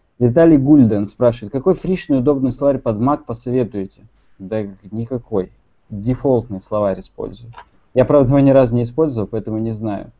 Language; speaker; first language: Russian; native; Russian